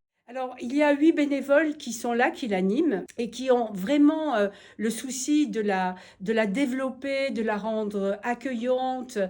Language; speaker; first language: French; native; French